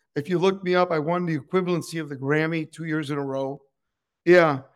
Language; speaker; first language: English; non-native, fluent; Spanish